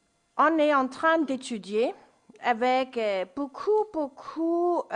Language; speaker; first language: French; non-native, fluent; Danish